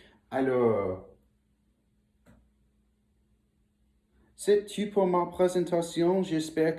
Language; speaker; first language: French; non-native, learner; English